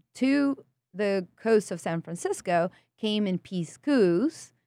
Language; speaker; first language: English; early bilingual, other home language; Spanish